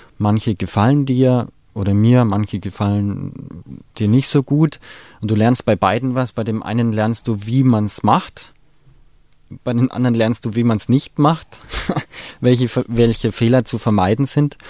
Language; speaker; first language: German; native; German